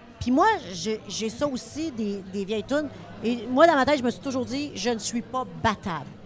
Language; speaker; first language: French; native; French